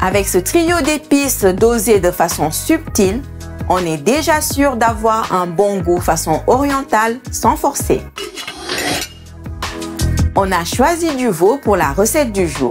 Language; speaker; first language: French; native; French